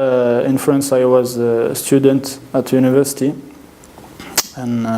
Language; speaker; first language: English; non-native, fluent; French